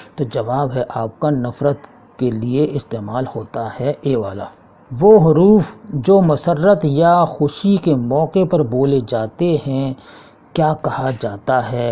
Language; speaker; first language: Urdu; native; Urdu